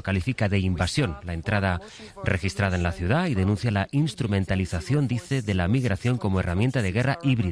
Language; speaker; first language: Spanish; native; Spanish